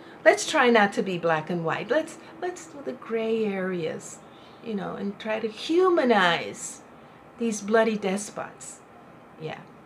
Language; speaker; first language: English; non-native, local second language; Spanish